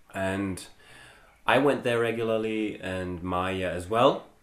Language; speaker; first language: English; non-native, fluent; German